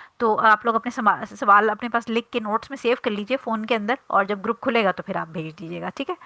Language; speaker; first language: Urdu; native; Urdu